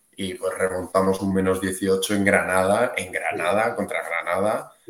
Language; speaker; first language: Spanish; native; Spanish